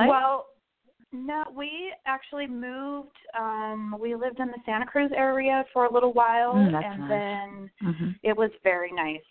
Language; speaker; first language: English; native; English